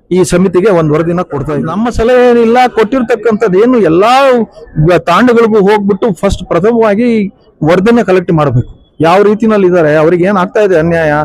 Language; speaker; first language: Kannada; non-native, local second language; Lambadi